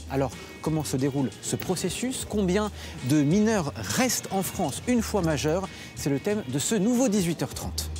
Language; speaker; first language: French; native; French